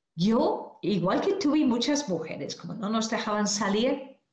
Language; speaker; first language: Spanish; non-native, fluent; English